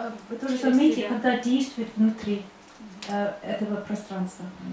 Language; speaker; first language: Russian; non-native, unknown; English